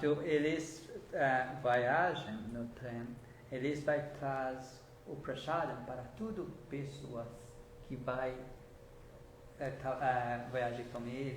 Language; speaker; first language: Portuguese; non-native, learner; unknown